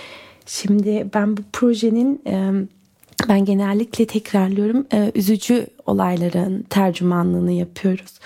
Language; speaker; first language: Turkish; early bilingual, other home language; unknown